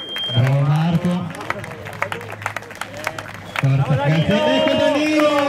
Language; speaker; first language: Italian; native; Italian